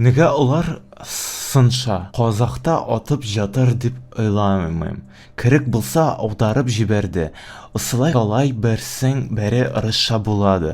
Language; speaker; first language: Kazakh; non-native, learner; Tatar